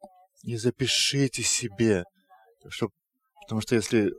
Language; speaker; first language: Russian; non-native, fluent; Lithuanian